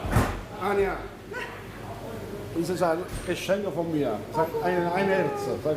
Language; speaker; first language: German; non-native, learner; Italian